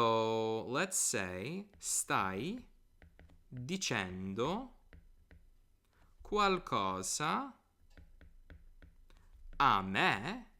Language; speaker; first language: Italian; non-native, fluent; English